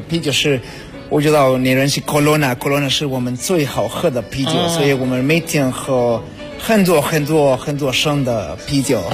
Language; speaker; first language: Chinese; non-native, learner; Spanish